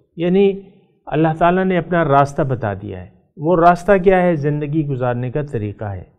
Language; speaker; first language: Urdu; non-native, local second language; Pashto